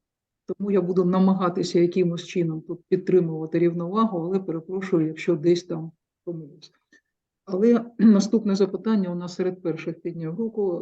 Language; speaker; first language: Ukrainian; native; Ukrainian